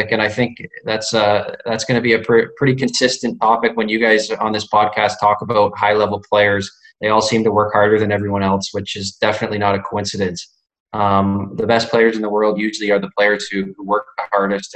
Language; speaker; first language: English; native; English